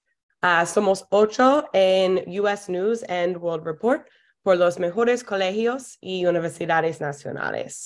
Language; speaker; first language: Spanish; non-native, fluent; English